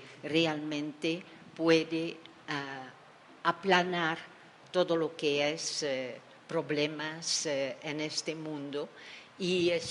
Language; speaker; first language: Spanish; non-native, fluent; French